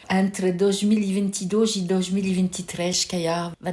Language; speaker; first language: Portuguese; early bilingual, heritage; Portuguese